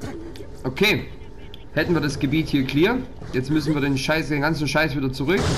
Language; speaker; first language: German; native; German